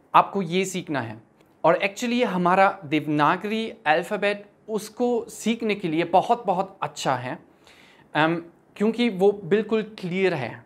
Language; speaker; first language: Hindi; non-native, fluent; German